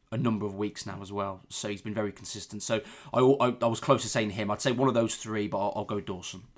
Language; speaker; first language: English; native; English